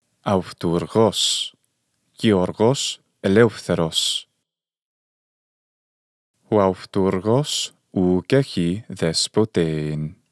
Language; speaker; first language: Greek; non-native, fluent; English